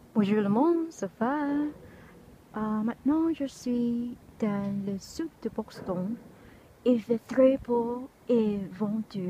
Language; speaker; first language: French; non-native, learner; Vietnamese